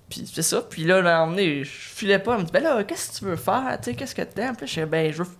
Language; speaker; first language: French; native; French